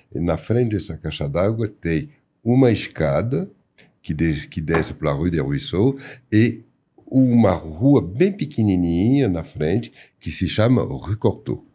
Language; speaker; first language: Portuguese; non-native, fluent; French